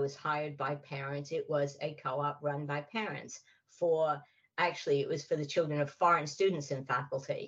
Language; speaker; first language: English; native; English